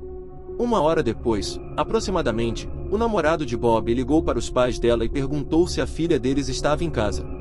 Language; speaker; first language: Portuguese; native; Portuguese